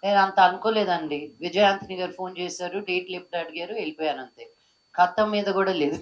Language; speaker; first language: Telugu; native; Telugu